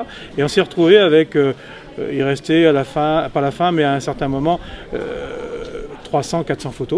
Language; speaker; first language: French; native; French